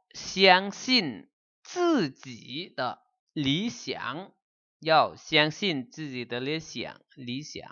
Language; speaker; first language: Chinese; non-native, fluent; Lao